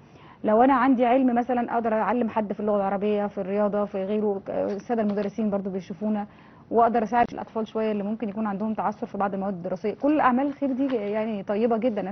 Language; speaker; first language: Arabic; native; Arabic